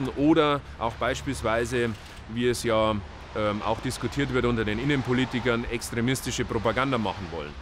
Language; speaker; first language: German; native; German